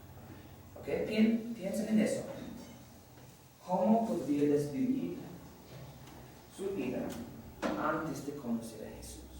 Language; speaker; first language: Spanish; non-native, fluent; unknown